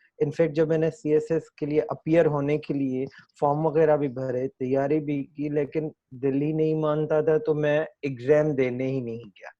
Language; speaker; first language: Urdu; non-native, local second language; Sindhi